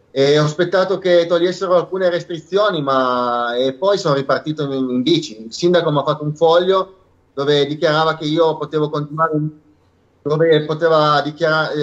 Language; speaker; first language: Italian; native; Italian